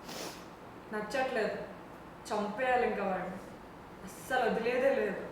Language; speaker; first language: Telugu; native; Telugu